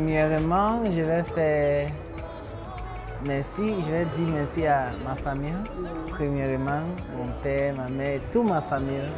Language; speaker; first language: French; non-native, local second language; English